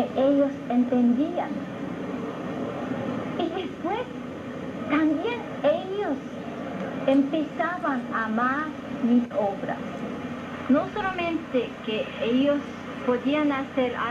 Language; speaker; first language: Spanish; non-native, fluent; Japanese